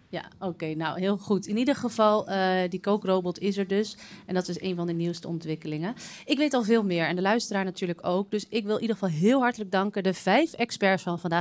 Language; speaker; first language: Dutch; native; Dutch